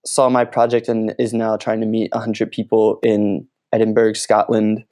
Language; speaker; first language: English; native; English